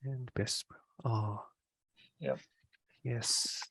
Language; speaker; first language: English; non-native, learner; Japanese